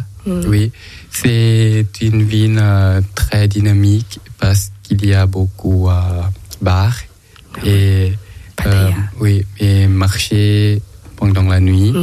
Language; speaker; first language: French; non-native, learner; Thai